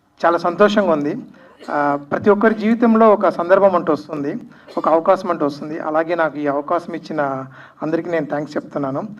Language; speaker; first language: Telugu; native; Telugu